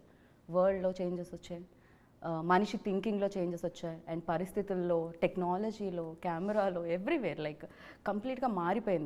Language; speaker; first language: Telugu; native; Telugu